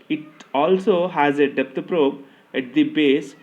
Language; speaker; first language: English; non-native, local second language; Telugu